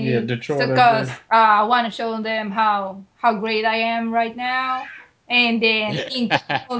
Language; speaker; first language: English; non-native, local second language; Filipino